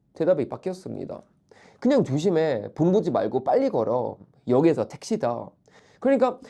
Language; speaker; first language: Korean; non-native, fluent; Swedish